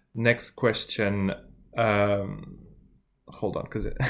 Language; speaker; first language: English; non-native, fluent; French